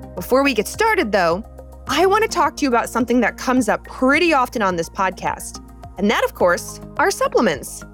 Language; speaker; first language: English; native; English